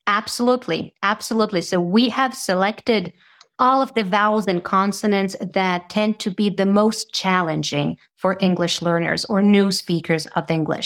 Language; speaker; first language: English; non-native, fluent; Serbian